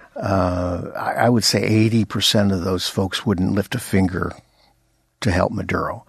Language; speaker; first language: English; native; English